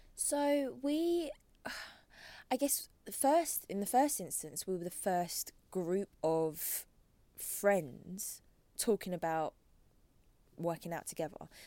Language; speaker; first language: English; native; English